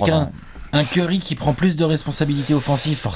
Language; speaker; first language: French; native; French